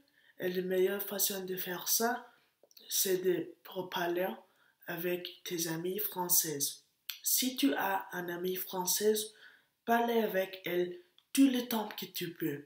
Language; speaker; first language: French; non-native, learner; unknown